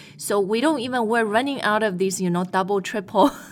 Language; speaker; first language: English; non-native, fluent; Chinese